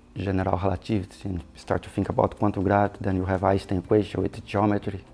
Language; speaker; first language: English; non-native, fluent; Portuguese